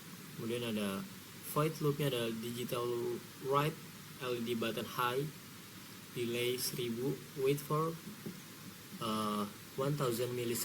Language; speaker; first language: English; non-native, learner; Indonesian